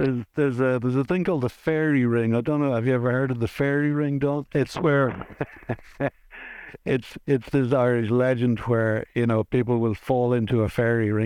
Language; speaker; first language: English; native; English